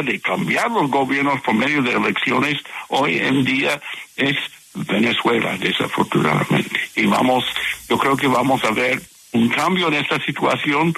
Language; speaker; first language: Spanish; non-native, fluent; English